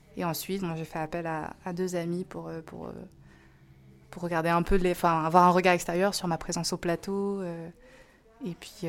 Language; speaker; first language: French; native; French